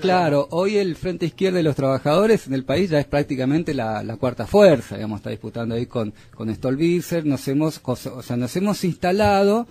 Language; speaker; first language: Spanish; native; Spanish